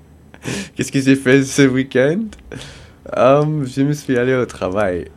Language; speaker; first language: French; non-native, local second language; English